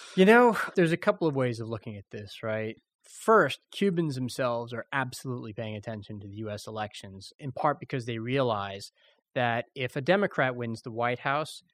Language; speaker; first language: English; early bilingual, other home language; Spanish